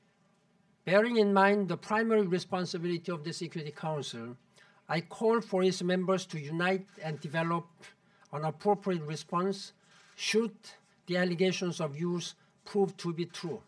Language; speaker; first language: English; non-native, fluent; Korean